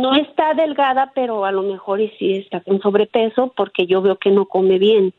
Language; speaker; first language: Spanish; native; Spanish